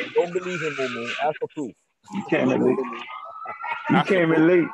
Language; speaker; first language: English; native; English